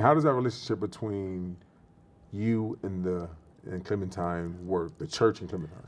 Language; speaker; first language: English; native; English